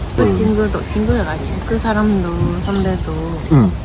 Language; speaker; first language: Korean; non-native, learner; Japanese